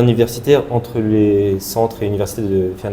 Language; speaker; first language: French; non-native, local second language; Malagasy